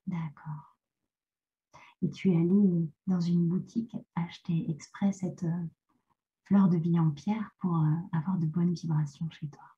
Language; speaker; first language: French; native; French